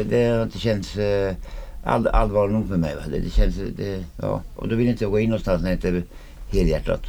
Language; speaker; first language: Swedish; early bilingual, other home language; Finnish